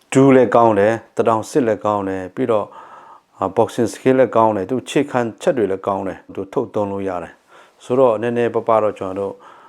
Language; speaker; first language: Burmese; native; Burmese